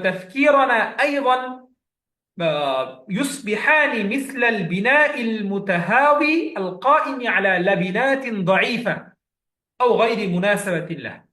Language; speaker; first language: Arabic; non-native, fluent; Bangla